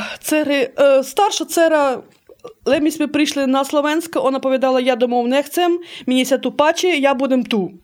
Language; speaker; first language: Ukrainian; early bilingual, heritage; Slovak